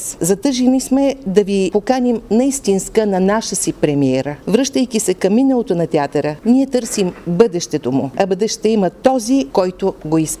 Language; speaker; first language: Bulgarian; native; Bulgarian